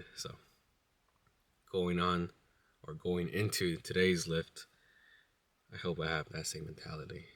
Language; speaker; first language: English; native; English